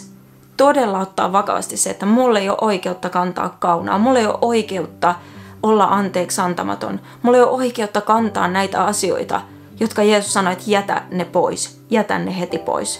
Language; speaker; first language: Finnish; native; Finnish